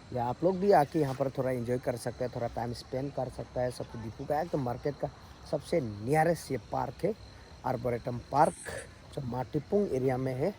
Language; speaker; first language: Hindi; non-native, local second language; Assamese